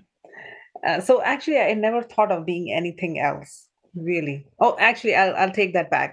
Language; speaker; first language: English; non-native, local second language; Punjabi